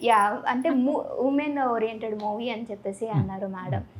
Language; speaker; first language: Telugu; native; Telugu